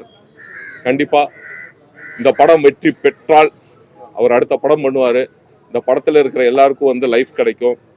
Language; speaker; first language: Tamil; native; Tamil